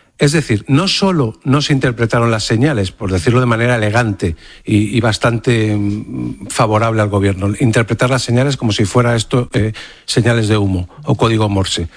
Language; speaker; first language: Spanish; native; Spanish